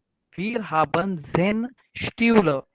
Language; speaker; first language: German; non-native, fluent; Marathi